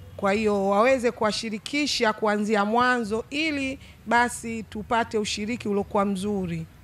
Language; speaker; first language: Swahili; native; Swahili